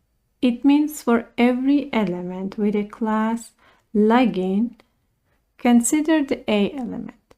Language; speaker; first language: English; non-native, fluent; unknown